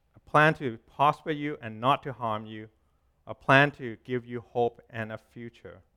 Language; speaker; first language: English; non-native, local second language; Cantonese